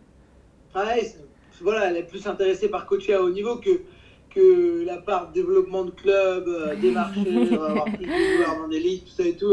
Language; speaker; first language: French; native; French